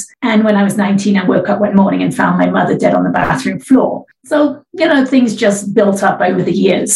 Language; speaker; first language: English; native; English